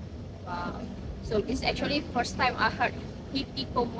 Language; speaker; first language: English; non-native, learner; Indonesian